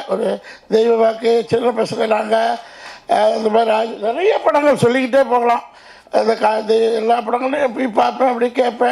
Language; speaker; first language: Tamil; native; Tamil